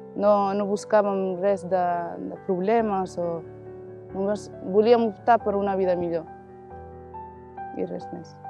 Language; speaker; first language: Catalan; early bilingual, other home language; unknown